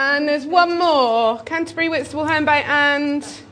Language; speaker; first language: English; native; English